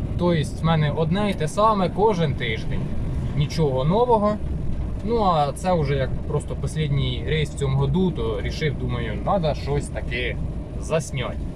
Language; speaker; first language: Ukrainian; native; Ukrainian